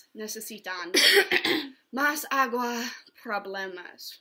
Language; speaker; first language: Spanish; non-native, learner; English